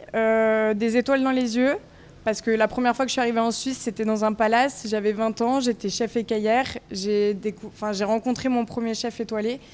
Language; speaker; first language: French; native; French